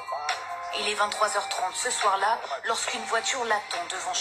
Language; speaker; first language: French; native; French